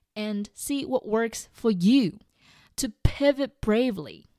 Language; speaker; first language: English; non-native, fluent; Chinese